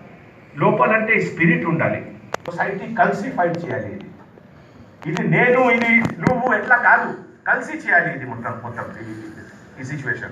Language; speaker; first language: Telugu; non-native, fluent; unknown